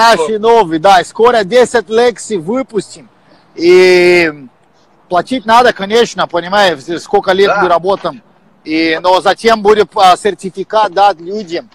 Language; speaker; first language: Russian; non-native, learner; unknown